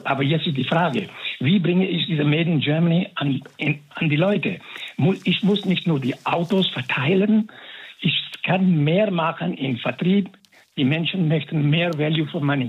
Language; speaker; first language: German; non-native, fluent; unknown